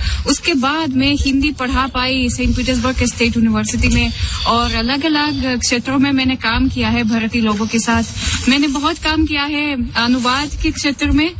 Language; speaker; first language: Hindi; non-native, fluent; Russian